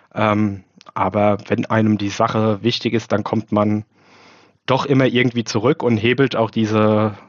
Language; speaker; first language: German; native; German